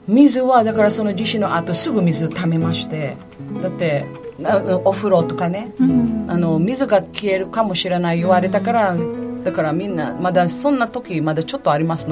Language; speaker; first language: Japanese; non-native, fluent; Filipino